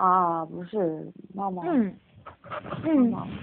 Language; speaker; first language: Chinese; non-native, learner; Korean